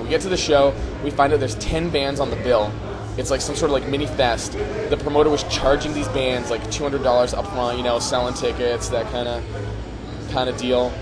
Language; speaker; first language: English; native; English